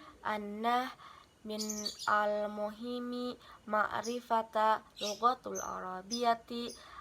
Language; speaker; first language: Arabic; non-native, learner; Indonesian